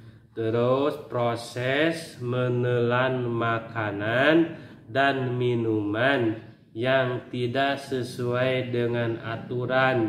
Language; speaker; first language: Indonesian; native; Indonesian